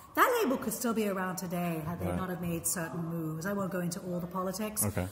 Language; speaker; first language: English; native; English